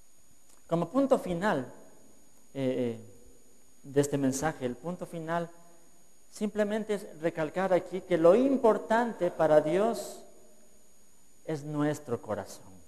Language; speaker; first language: Spanish; native; Spanish